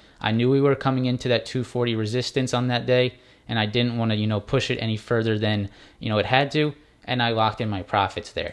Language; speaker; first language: English; native; English